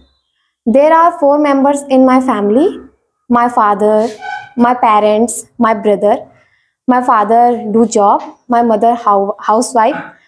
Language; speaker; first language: English; non-native, learner; Hindi